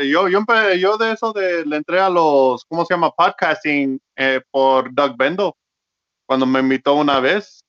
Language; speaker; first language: Spanish; early bilingual, heritage; Spanish